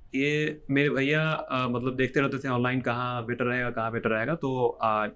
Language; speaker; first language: Hindi; native; Hindi